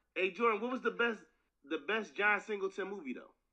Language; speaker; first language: English; native; English